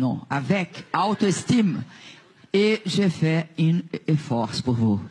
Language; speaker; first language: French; non-native, learner; Portuguese